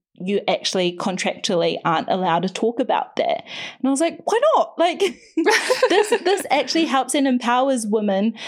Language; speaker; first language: English; native; English